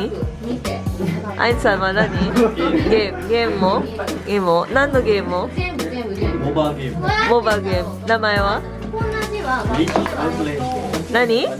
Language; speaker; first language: Japanese; non-native, learner; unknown